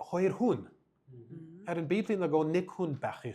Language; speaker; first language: Mongolian; non-native, learner; English